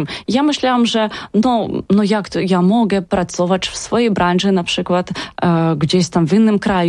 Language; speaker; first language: Polish; non-native, learner; Ukrainian